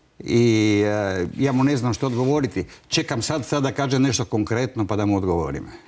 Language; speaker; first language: Croatian; non-native, local second language; Italian